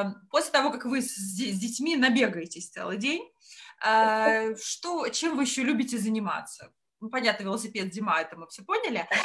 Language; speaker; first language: Russian; native; Russian